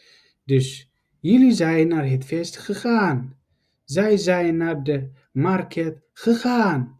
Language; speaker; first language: Dutch; non-native, learner; Tigrinya